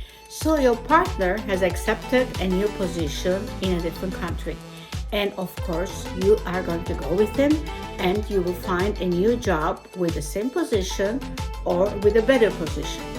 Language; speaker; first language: English; non-native, fluent; Turkish